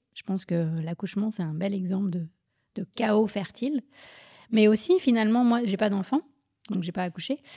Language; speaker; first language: French; native; French